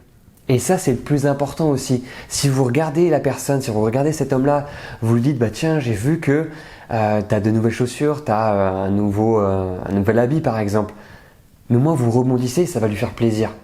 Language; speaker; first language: French; native; French